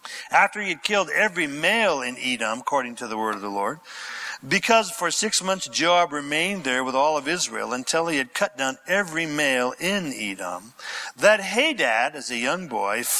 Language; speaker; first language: English; native; English